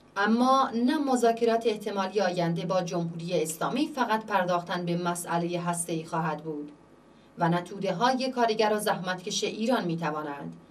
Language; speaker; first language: Persian; non-native, local second language; Central Kurdish